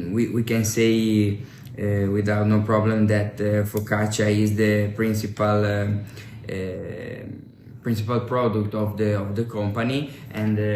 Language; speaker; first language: English; non-native, learner; Italian